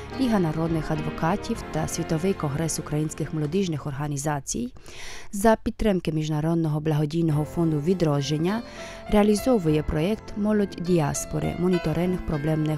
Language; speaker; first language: Ukrainian; native; Ukrainian